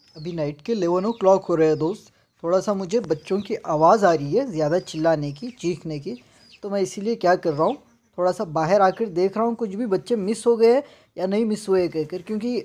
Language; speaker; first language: Hindi; non-native, local second language; Urdu